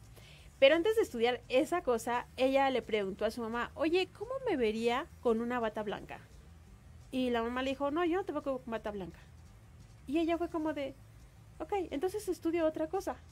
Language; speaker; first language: Spanish; native; Spanish